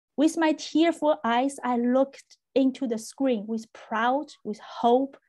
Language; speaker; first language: English; non-native, fluent; Chinese